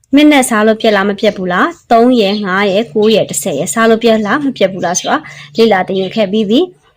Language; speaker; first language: Burmese; native; Burmese